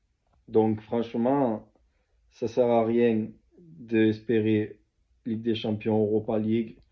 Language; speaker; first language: French; native; French